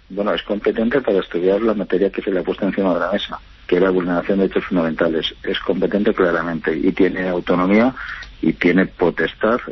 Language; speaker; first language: Spanish; native; Spanish